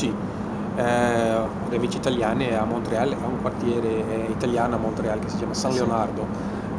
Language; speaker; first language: Italian; non-native, fluent; Portuguese